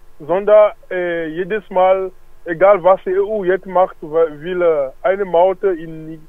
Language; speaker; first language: German; non-native, learner; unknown